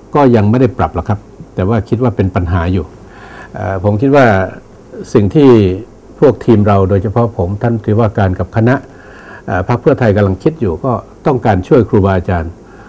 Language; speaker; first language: Thai; non-native, local second language; Northeastern Thai